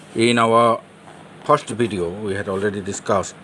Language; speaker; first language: English; non-native, local second language; Assamese